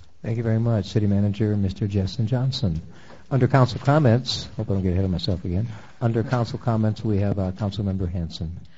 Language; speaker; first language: English; native; English